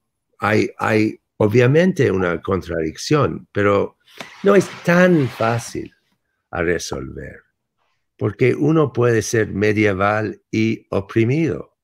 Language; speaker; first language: Spanish; non-native, fluent; English